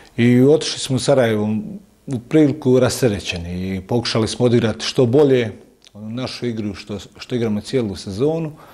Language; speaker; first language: Croatian; native; Croatian